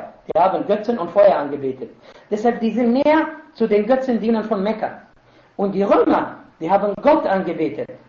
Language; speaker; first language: German; non-native, fluent; Arabic